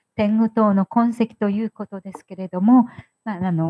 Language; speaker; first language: Japanese; native; Japanese